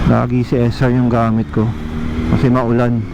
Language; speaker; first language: Filipino; native; Filipino